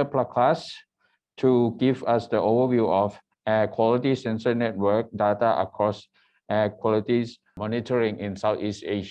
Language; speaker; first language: English; non-native, learner; Thai